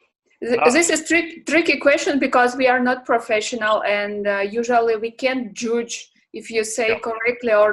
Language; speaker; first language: English; non-native, learner; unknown